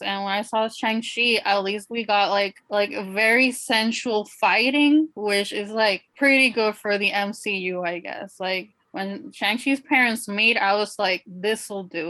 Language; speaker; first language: English; non-native, local second language; Spanish